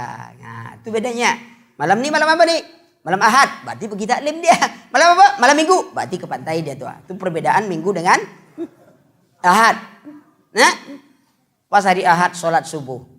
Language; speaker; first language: Malay; native; Malay